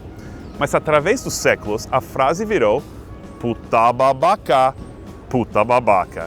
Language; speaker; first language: Portuguese; non-native, fluent; English